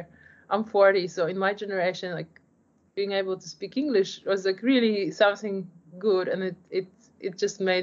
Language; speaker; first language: English; non-native, fluent; Polish